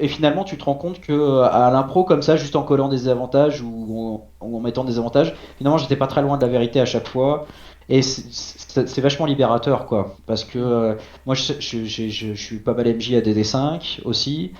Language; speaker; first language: French; native; French